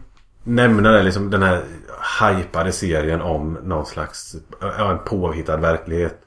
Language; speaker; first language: Swedish; native; Swedish